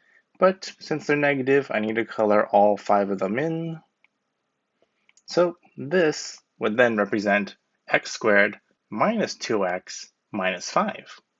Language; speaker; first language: English; native; English